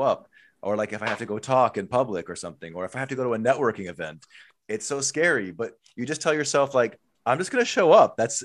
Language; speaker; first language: English; native; English